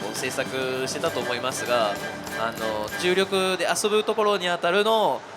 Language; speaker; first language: Japanese; non-native, fluent; French